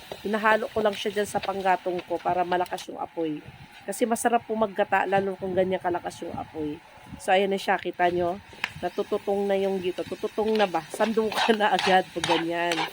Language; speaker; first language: Filipino; non-native, local second language; Cebuano